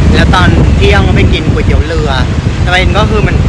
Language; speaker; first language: Thai; non-native, fluent; Vietnamese